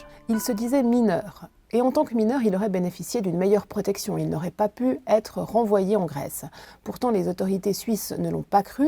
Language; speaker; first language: French; native; French